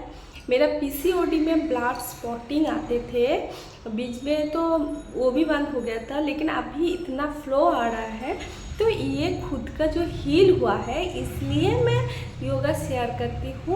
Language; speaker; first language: Hindi; non-native, local second language; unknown